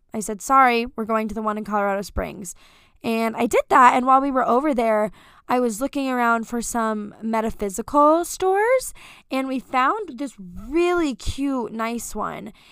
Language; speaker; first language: English; native; English